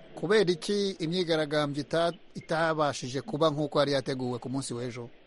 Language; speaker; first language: Kinyarwanda; native; Kinyarwanda